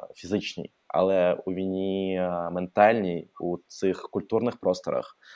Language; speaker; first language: Ukrainian; non-native, local second language; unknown